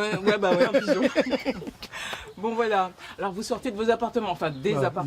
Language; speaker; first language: French; native; French